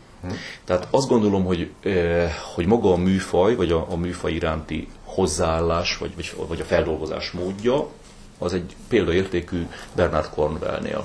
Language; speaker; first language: Hungarian; native; Hungarian